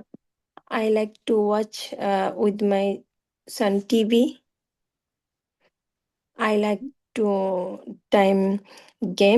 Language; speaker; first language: English; non-native, learner; Bangla